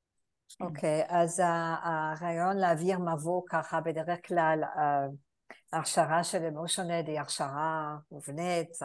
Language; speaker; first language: Hebrew; non-native, fluent; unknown